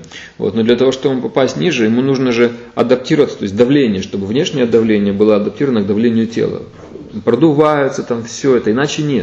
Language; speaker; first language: Russian; native; Russian